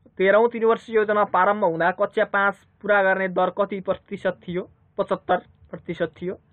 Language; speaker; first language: Nepali; native; Nepali